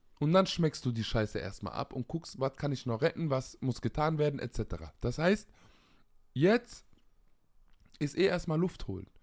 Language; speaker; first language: German; early bilingual, other home language; Arabic